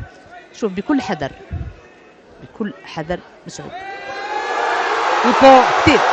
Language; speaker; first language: Arabic; native; Arabic